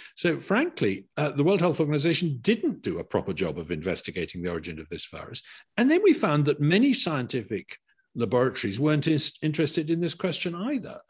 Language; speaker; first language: English; native; English